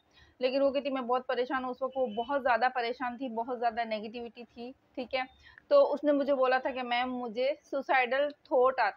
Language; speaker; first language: Hindi; native; Hindi